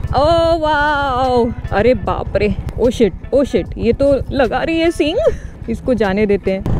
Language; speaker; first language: Hindi; non-native, local second language; Marathi